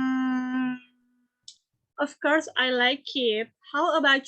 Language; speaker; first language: English; non-native, learner; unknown